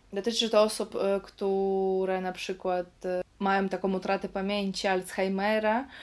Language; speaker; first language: Polish; non-native, fluent; Russian